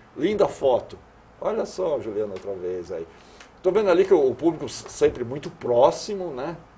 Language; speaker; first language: Portuguese; native; Portuguese